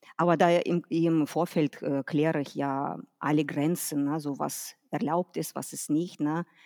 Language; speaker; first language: German; non-native, fluent; Russian